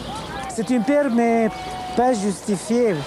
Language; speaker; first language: French; non-native, fluent; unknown